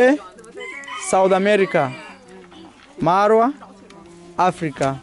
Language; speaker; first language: English; non-native, fluent; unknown